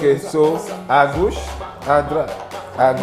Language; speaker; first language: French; non-native, learner; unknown